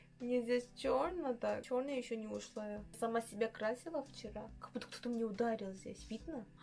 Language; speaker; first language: Russian; native; Russian